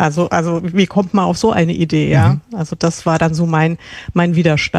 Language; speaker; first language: German; native; German